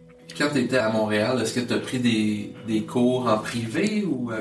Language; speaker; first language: French; native; French